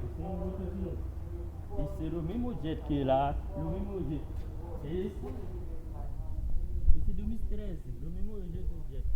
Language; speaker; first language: Portuguese; non-native, learner; Haitian Creole